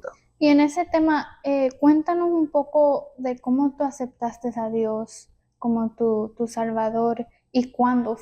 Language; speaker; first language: Spanish; early bilingual, heritage; Spanish